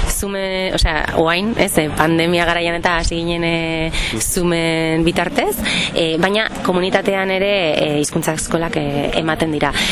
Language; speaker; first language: Basque; non-native, local second language; Spanish